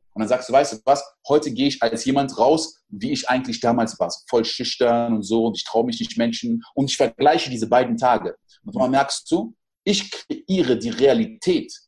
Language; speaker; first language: German; early bilingual, other home language; French